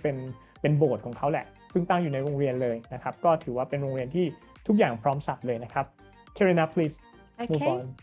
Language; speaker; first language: Thai; native; Thai